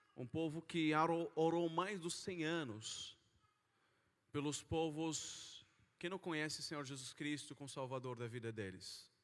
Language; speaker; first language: Portuguese; non-native, fluent; Arabic